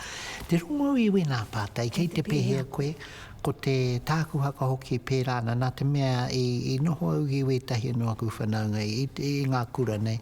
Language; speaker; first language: Māori; native; Māori